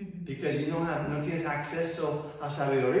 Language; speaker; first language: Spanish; non-native, fluent; English